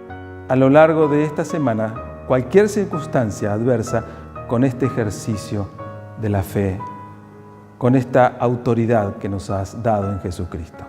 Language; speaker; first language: Spanish; native; Spanish